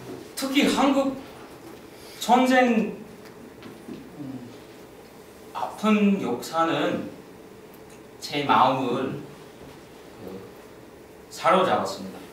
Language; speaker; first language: Korean; non-native, learner; English